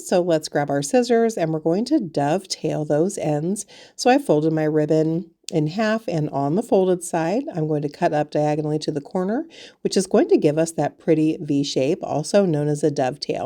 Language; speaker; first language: English; native; English